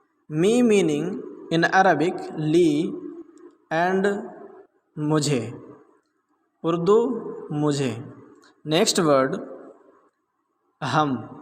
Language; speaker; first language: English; non-native, learner; Urdu